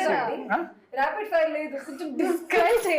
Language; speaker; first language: Telugu; non-native, fluent; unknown